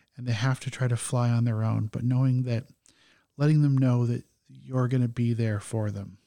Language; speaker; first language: English; native; English